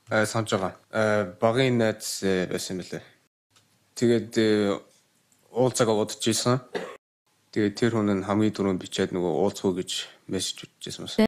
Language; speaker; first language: Mongolian; early bilingual, heritage; Mongolian